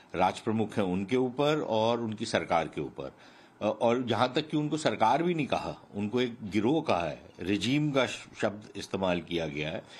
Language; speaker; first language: Hindi; native; Hindi